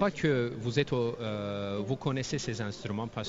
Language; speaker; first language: French; non-native, fluent; Turkish